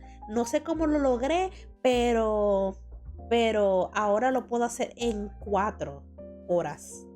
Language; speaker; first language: Spanish; early bilingual, heritage; Spanish